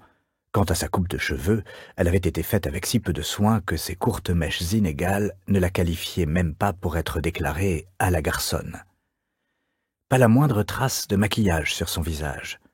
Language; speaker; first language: French; native; French